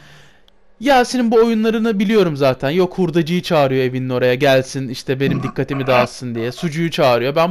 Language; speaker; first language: Turkish; native; Turkish